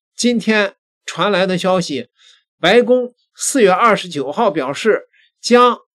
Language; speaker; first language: Chinese; native; Chinese